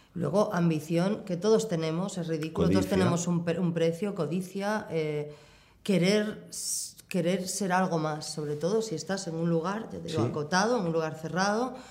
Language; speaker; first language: Spanish; native; Spanish